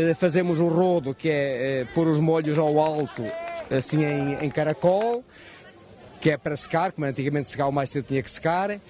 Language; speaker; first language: Portuguese; native; Portuguese